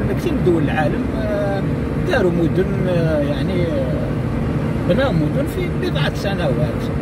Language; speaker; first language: Arabic; native; Arabic